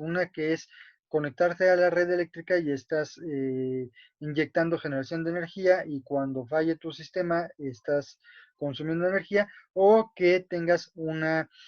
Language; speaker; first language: Spanish; native; Spanish